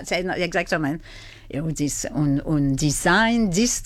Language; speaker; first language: Portuguese; non-native, fluent; French